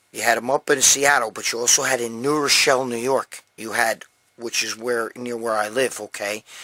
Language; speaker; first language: English; native; English